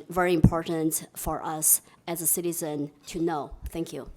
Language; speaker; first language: English; non-native, fluent; Chinese